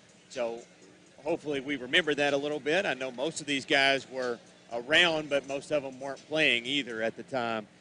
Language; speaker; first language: English; native; English